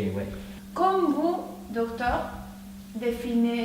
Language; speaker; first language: French; non-native, learner; Spanish